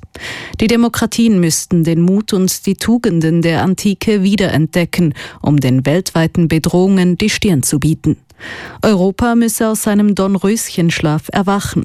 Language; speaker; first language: German; native; German